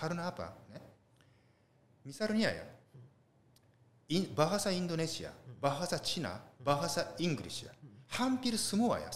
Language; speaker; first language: Indonesian; non-native, learner; Japanese